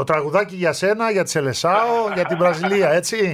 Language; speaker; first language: Greek; native; Greek